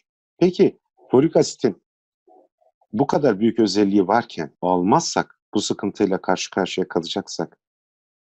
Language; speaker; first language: Turkish; native; Turkish